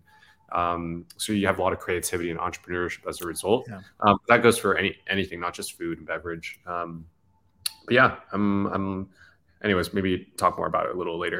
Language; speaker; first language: English; native; English